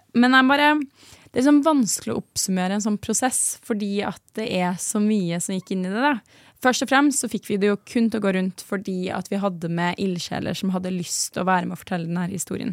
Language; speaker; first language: Norwegian; native; Norwegian